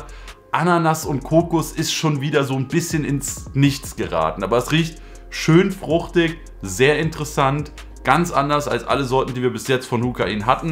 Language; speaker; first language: German; native; German